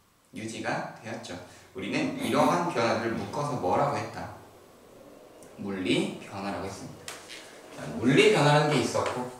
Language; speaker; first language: Korean; native; Korean